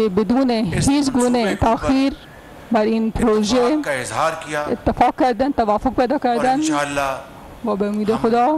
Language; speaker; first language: Persian; non-native, learner; Urdu